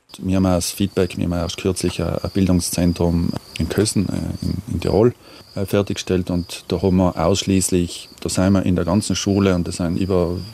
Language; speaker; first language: German; non-native, local second language; Ladin